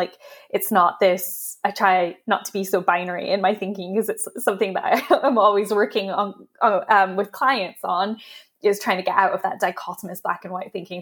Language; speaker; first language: English; native; English